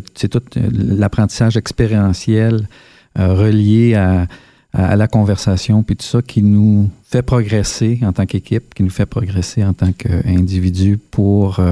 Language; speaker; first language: French; native; French